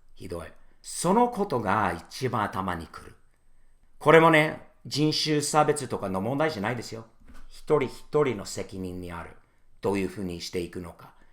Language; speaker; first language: Japanese; non-native, fluent; English